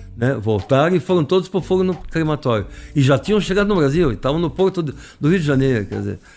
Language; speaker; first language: Portuguese; non-native, fluent; Arabic